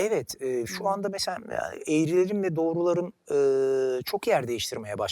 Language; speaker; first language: Turkish; native; Turkish